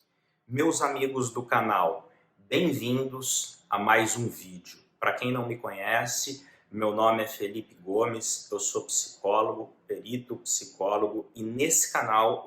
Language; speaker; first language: Portuguese; native; Portuguese